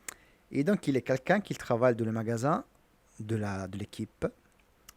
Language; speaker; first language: French; non-native, learner; Italian